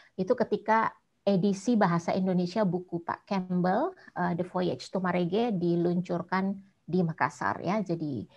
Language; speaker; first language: Indonesian; native; Indonesian